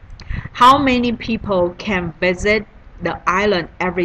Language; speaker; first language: English; non-native, learner; Chinese